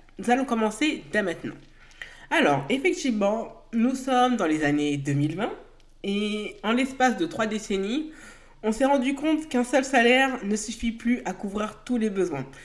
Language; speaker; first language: French; native; French